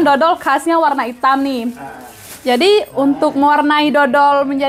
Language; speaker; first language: Indonesian; native; Indonesian